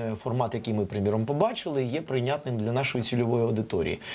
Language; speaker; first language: Ukrainian; non-native, local second language; Russian